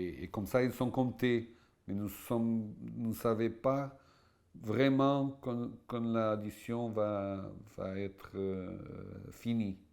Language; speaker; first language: French; non-native, fluent; Portuguese